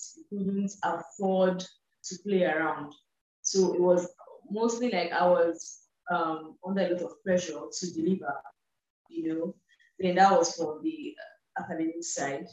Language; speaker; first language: English; non-native, local second language; Igbo